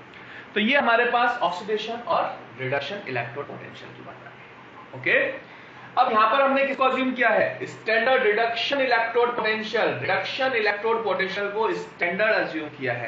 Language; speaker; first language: Hindi; native; Hindi